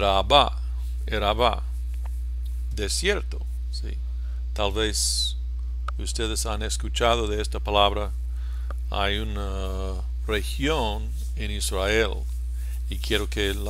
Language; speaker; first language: Spanish; non-native, fluent; English